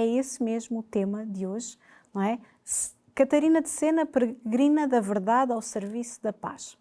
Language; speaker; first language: Portuguese; native; Portuguese